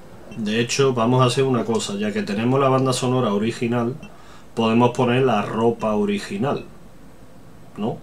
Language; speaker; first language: Spanish; native; Spanish